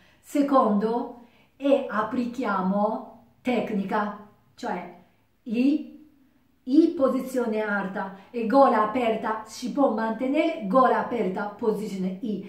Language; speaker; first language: Italian; non-native, learner; Japanese